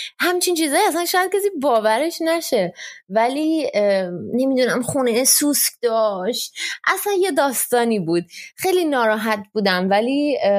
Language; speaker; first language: Persian; early bilingual, heritage; Persian